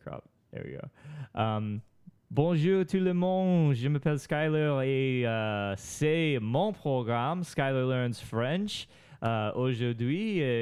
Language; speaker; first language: French; non-native, learner; English